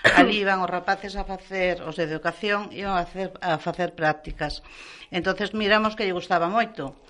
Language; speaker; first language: Galician; non-native, local second language; Spanish